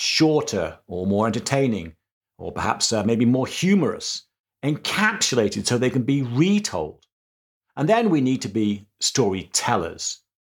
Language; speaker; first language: English; native; English